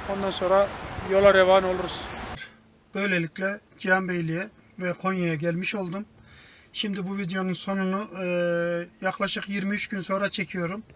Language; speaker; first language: Turkish; native; Turkish